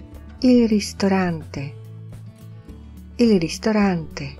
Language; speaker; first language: Italian; non-native, fluent; Polish